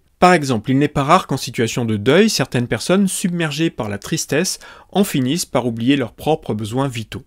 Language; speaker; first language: French; native; French